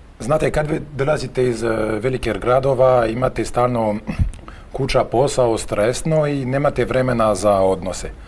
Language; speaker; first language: Croatian; non-native, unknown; French